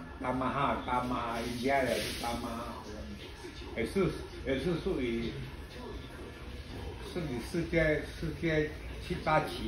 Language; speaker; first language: Chinese; early bilingual, heritage; Chinese